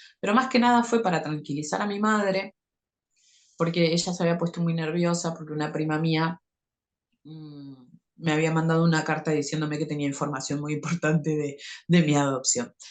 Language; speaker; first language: Spanish; native; Spanish